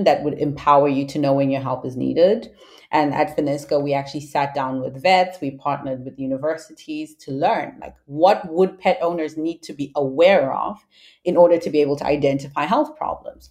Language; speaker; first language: English; non-native, local second language; Shona